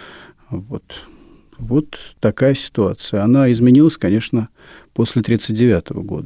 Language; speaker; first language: Russian; native; Russian